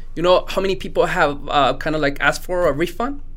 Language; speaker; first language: English; non-native, fluent; Spanish